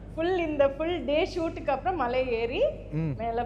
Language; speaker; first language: Tamil; non-native, fluent; Malayalam